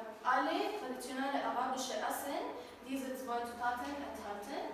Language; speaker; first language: German; non-native, learner; Arabic